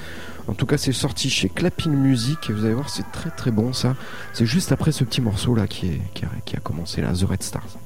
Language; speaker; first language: French; native; French